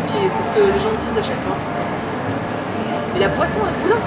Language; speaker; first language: French; native; French